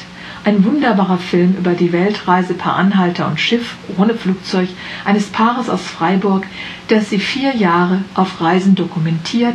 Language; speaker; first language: German; native; German